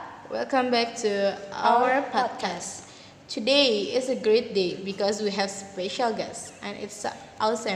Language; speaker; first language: English; non-native, learner; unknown